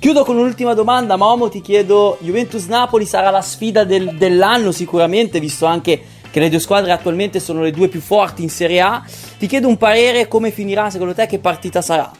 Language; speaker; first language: Italian; native; Italian